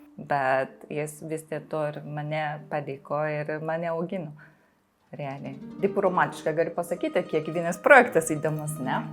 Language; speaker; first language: Lithuanian; non-native, fluent; Japanese